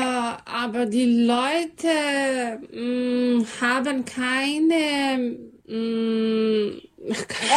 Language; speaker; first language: German; non-native, learner; Serbian